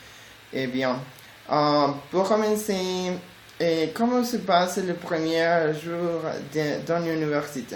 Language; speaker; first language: French; non-native, learner; Spanish